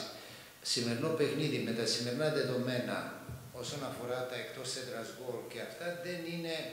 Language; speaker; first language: Greek; non-native, fluent; Serbian